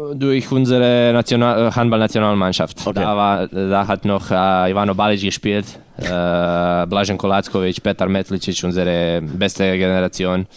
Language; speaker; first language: German; non-native, learner; Croatian